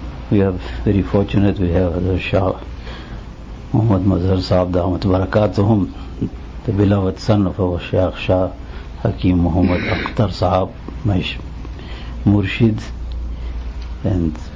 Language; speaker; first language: English; native; English